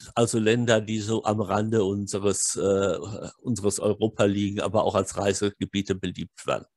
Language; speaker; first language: German; native; German